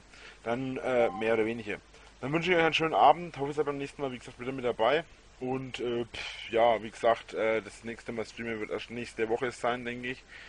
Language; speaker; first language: German; native; German